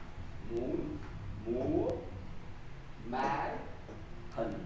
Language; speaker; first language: Vietnamese; non-native, learner; Korean